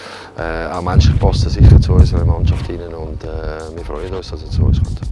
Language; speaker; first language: German; native; German